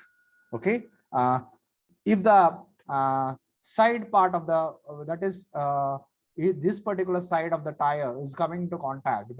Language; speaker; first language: English; non-native, local second language; Marathi